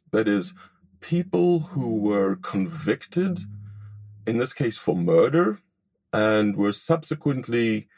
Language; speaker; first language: English; non-native, fluent; Hebrew